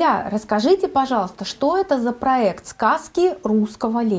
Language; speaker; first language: Russian; native; Russian